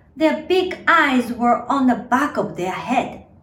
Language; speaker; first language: English; non-native, fluent; Japanese